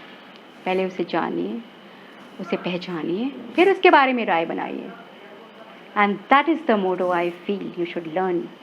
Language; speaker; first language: Hindi; native; Hindi